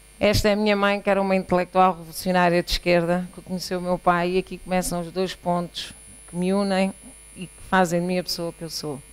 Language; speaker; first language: Portuguese; native; Portuguese